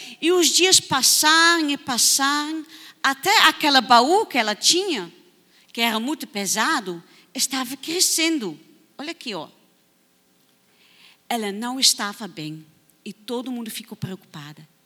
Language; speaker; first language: Portuguese; non-native, fluent; Dutch